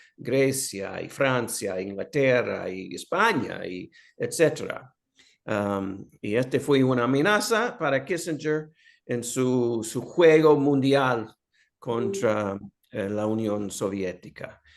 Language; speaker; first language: Spanish; non-native, fluent; English